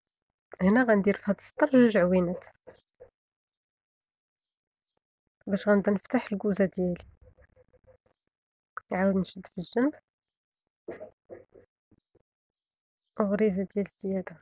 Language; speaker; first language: Arabic; native; Arabic